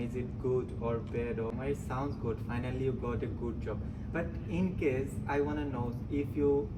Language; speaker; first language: English; non-native, local second language; Bangla